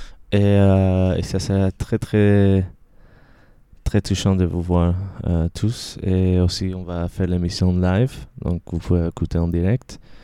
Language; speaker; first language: French; non-native, fluent; Spanish